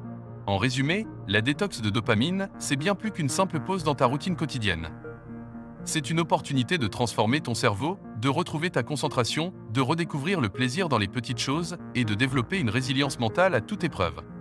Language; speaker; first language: French; native; French